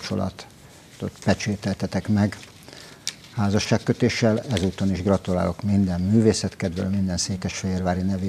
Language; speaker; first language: Hungarian; native; Hungarian